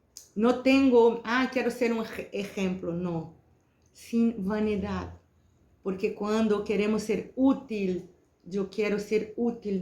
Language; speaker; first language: Spanish; non-native, fluent; Portuguese